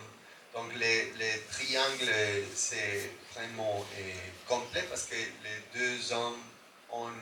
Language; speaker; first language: French; non-native, fluent; Spanish